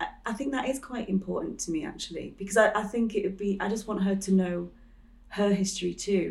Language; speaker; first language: English; native; English